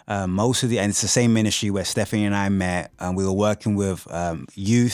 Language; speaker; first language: English; native; English